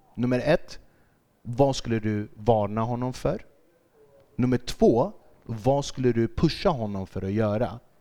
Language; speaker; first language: Swedish; early bilingual, other home language; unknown